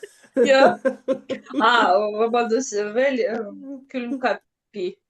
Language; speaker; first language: Estonian; non-native, learner; Russian